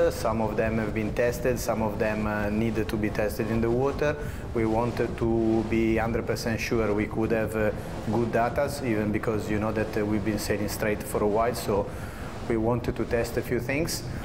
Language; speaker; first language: English; non-native, fluent; Italian